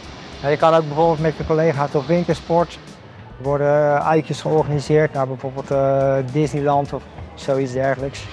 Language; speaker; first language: Dutch; native; Dutch